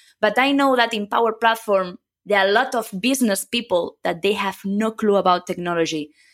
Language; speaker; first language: English; non-native, fluent; Catalan